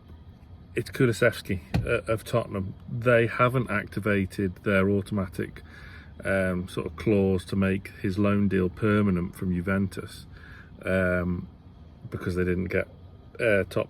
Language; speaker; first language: English; native; English